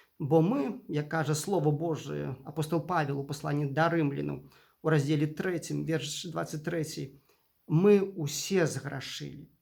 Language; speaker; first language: Belarusian; native; Belarusian